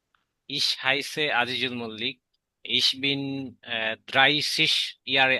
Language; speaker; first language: German; non-native, learner; Bangla